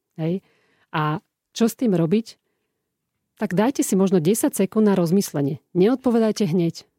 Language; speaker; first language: Slovak; native; Slovak